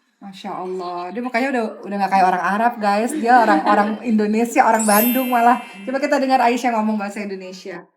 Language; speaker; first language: Indonesian; native; Indonesian